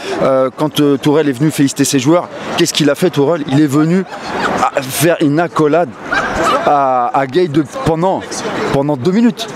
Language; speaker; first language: French; native; French